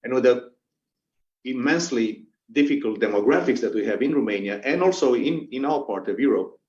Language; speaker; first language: English; non-native, fluent; Romanian